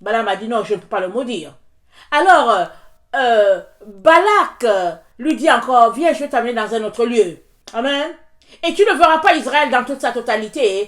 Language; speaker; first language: French; native; French